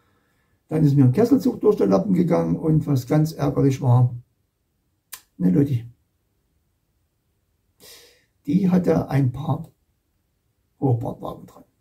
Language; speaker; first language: German; native; German